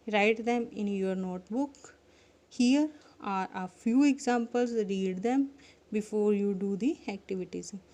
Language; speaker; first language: English; non-native, local second language; Punjabi